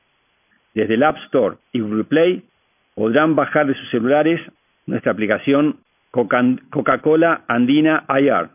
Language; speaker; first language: Spanish; native; Spanish